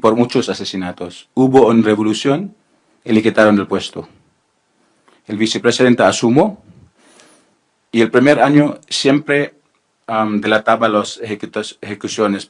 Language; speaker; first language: Spanish; non-native, learner; Filipino